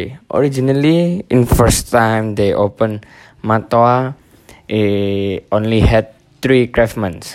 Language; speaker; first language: English; non-native, learner; Indonesian